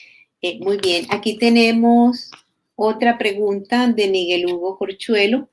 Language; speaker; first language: Spanish; native; Spanish